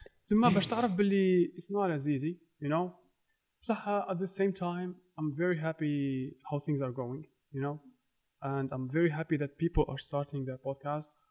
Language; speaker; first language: English; non-native, fluent; Arabic